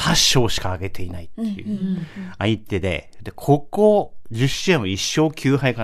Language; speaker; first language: Japanese; native; Japanese